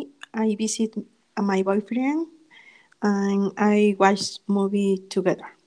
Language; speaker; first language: English; non-native, learner; Spanish